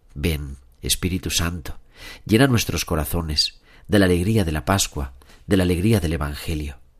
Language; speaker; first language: Spanish; native; Spanish